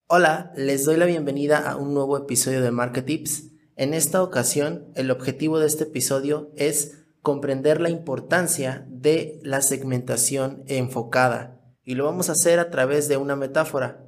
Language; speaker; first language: Spanish; native; Spanish